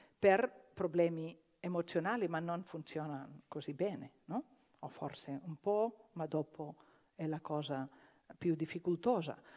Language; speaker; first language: Italian; non-native, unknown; Catalan